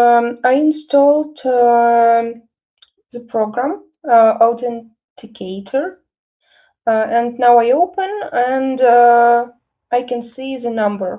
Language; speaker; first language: English; non-native, learner; Russian